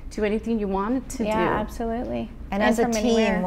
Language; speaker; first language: English; native; English